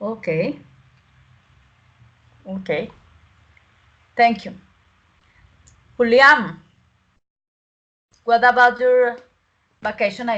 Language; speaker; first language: English; non-native, learner; Spanish